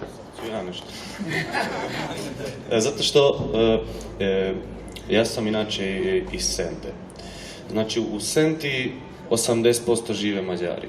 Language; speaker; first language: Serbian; non-native, local second language; Hungarian